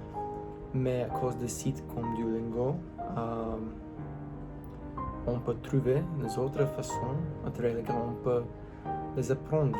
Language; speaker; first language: French; non-native, learner; English